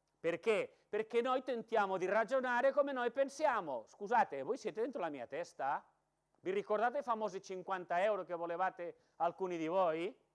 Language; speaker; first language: Italian; non-native, fluent; Catalan